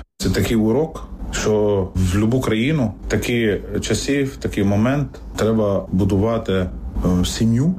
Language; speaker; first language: Ukrainian; non-native, fluent; Arabic